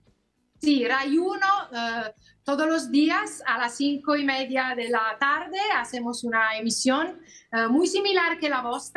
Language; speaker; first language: Spanish; non-native, learner; Italian